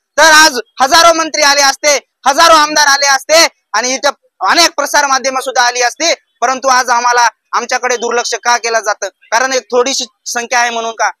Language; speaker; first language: Marathi; non-native, local second language; Lambadi